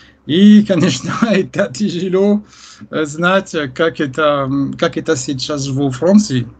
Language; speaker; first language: Russian; non-native, fluent; French